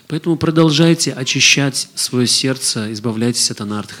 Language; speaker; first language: Russian; native; Russian